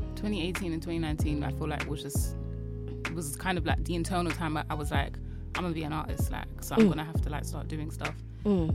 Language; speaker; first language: English; early bilingual, other home language; Yoruba